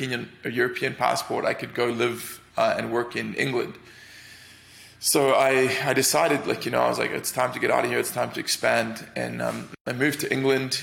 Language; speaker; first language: English; native; English